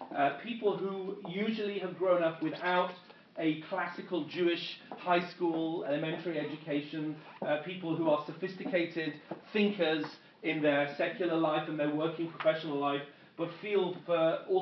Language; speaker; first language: English; native; English